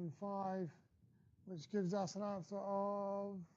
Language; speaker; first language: English; native; English